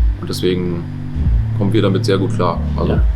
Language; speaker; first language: German; native; German